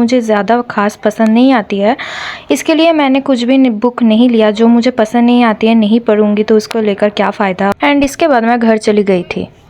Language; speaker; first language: Hindi; non-native, local second language; Bangla